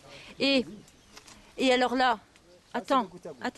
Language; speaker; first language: French; native; French